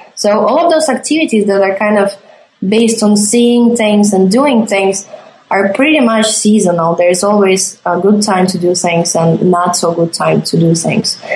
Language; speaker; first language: English; non-native, fluent; Latvian